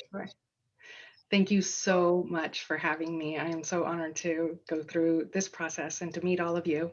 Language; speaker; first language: English; non-native, fluent; Danish